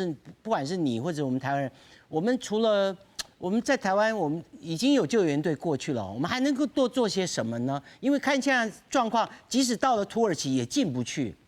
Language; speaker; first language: Chinese; native; Chinese